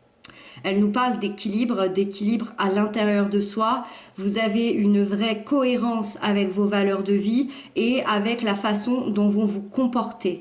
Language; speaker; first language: French; native; French